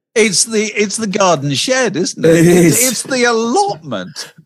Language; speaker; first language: English; native; English